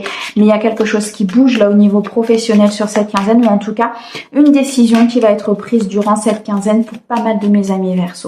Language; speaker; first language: French; native; French